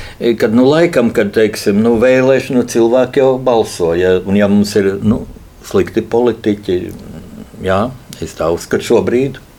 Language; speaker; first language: Latvian; native; Latvian